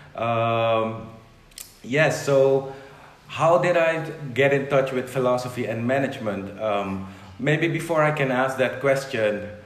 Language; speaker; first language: English; non-native, fluent; Dutch